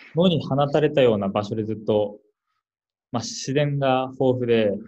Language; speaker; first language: Japanese; native; Japanese